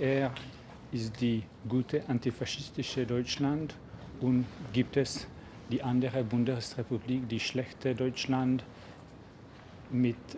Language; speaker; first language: German; non-native, learner; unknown